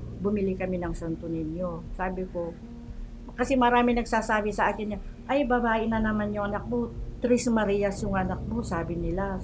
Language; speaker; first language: Filipino; non-native, local second language; Iloko